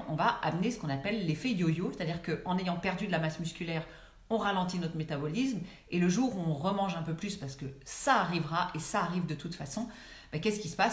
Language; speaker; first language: French; native; French